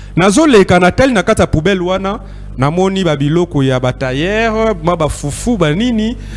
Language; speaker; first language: Lingala; native; Lingala